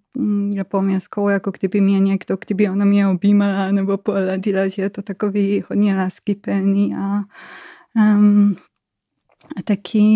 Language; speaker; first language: Czech; non-native, fluent; Hebrew